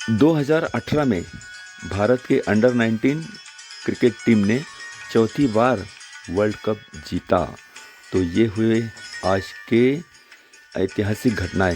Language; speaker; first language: Hindi; non-native, local second language; Marathi